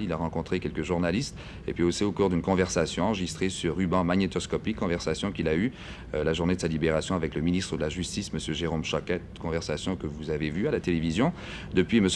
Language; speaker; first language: French; native; French